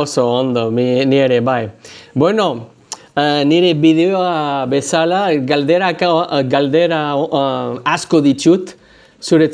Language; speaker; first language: Basque; non-native, learner; English